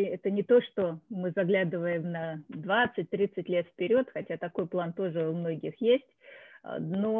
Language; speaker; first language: Russian; native; Russian